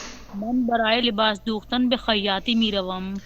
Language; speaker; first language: Persian; non-native, learner; Urdu